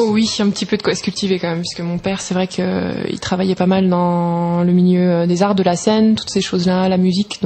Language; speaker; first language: French; native; French